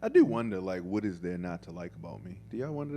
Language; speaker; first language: English; native; English